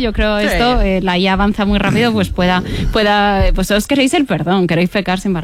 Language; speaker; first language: Spanish; native; Spanish